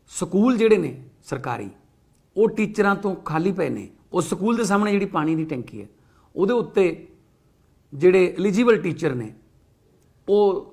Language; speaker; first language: Punjabi; native; Punjabi